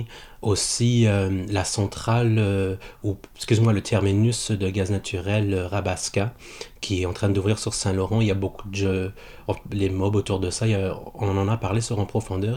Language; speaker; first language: French; native; French